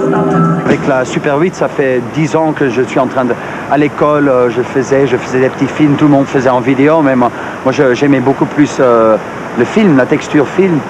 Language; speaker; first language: French; non-native, local second language; Dutch